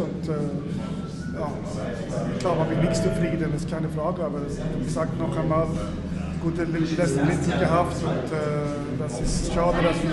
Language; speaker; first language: German; non-native, fluent; Swedish